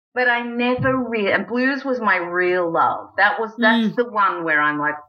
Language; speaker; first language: English; native; English